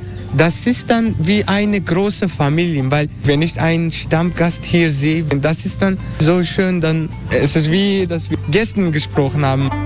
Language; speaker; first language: German; non-native, learner; Turkish